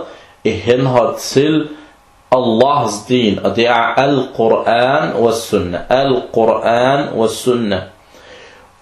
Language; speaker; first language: Danish; non-native, fluent; Arabic